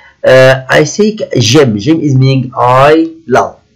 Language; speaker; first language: English; non-native, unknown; Arabic